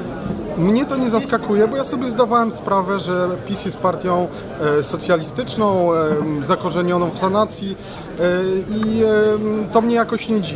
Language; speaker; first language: Polish; native; Polish